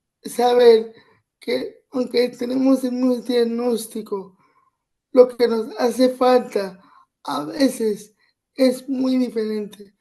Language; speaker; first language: Spanish; early bilingual, other home language; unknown